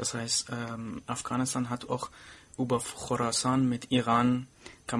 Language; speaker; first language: German; non-native, fluent; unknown